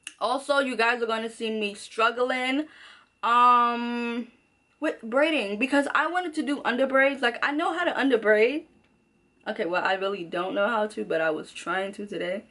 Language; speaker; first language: English; native; English